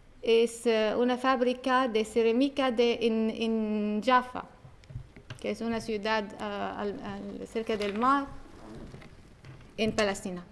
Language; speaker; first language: Spanish; non-native, learner; Arabic